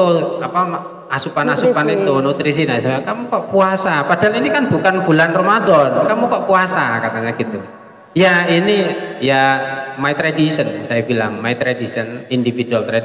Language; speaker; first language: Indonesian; native; Indonesian